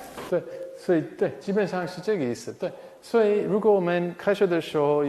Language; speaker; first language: Chinese; non-native, fluent; English